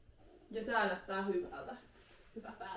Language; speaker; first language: Finnish; native; Finnish